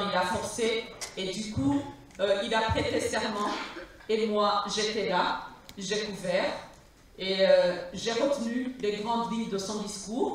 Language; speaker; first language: French; non-native, local second language; Rundi